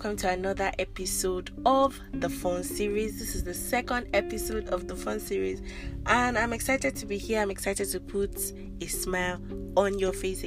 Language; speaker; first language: English; non-native, local second language; Yoruba